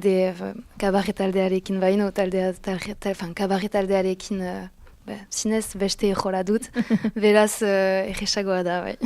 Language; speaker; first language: Basque; non-native, local second language; French